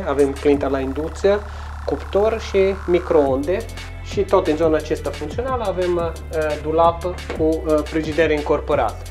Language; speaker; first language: Romanian; non-native, local second language; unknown